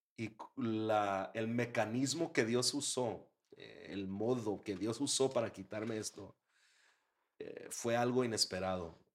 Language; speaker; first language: Spanish; early bilingual, heritage; Spanish